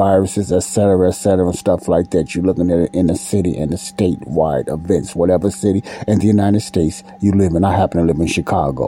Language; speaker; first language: English; native; English